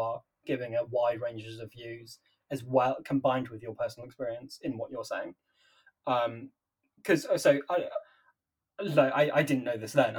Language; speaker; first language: English; native; English